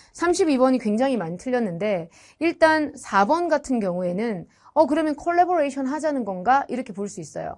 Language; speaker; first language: Korean; native; Korean